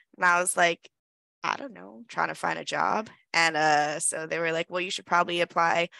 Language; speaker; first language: English; native; English